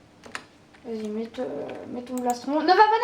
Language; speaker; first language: French; native; French